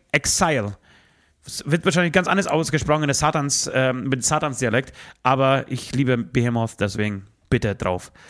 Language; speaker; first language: German; early bilingual, other home language; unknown